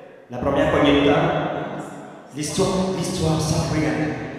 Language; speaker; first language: French; native; French